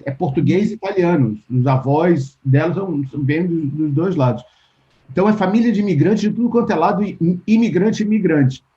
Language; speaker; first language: Portuguese; native; Portuguese